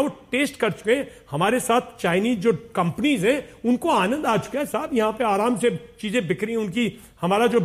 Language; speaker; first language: Hindi; native; Hindi